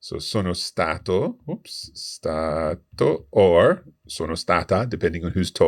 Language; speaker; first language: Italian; non-native, fluent; English